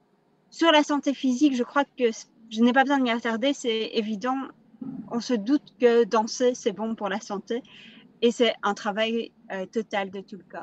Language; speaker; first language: French; non-native, fluent; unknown